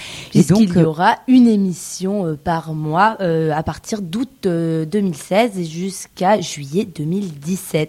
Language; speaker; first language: French; native; French